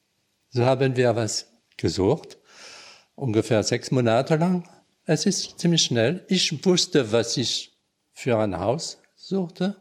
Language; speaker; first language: German; non-native, learner; French